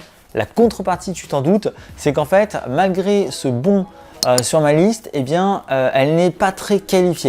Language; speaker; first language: French; native; French